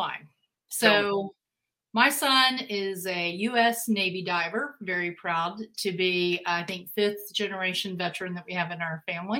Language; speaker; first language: English; native; English